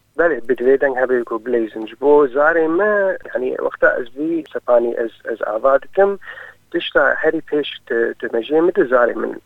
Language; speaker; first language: Kurdish; early bilingual, heritage; Kurdish